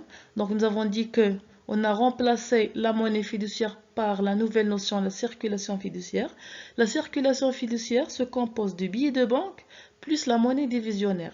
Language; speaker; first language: French; non-native, local second language; Arabic